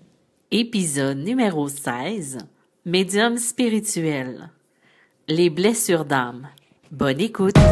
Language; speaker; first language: French; native; French